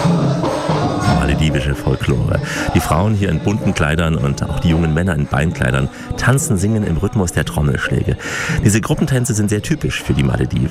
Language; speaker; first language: German; native; German